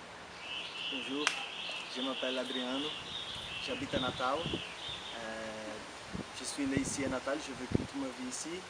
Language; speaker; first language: French; non-native, fluent; Portuguese